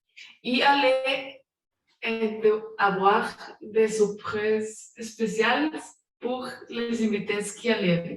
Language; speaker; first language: French; non-native, learner; Spanish